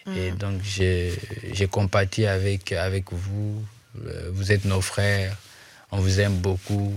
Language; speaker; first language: French; non-native, local second language; Swahili